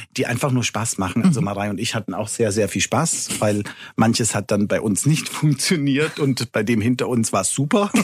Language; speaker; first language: German; non-native, fluent; Italian